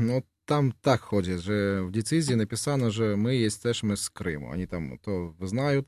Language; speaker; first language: Polish; non-native, learner; Russian